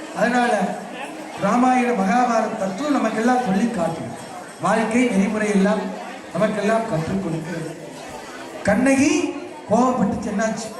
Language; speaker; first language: Tamil; native; Tamil